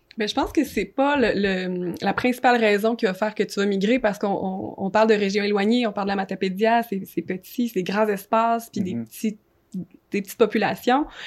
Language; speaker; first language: French; native; French